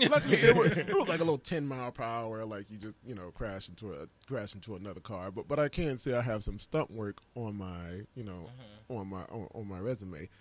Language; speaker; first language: English; native; English